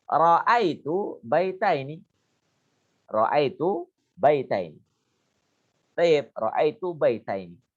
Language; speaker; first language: Arabic; non-native, fluent; Indonesian